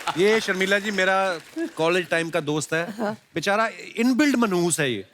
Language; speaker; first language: Hindi; non-native, local second language; Punjabi